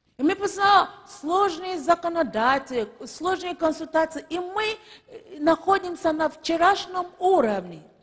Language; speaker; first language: Russian; non-native, fluent; Yoruba